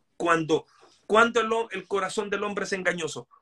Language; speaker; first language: Spanish; native; Spanish